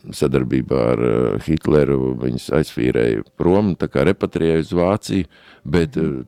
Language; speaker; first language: Latvian; native; Latvian